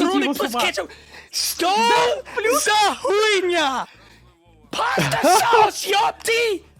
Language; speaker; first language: Russian; non-native, learner; English